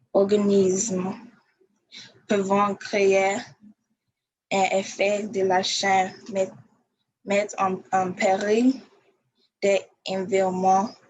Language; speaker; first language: French; non-native, learner; English